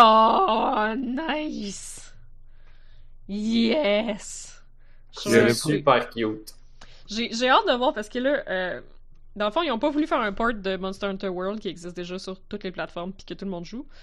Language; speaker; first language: French; native; French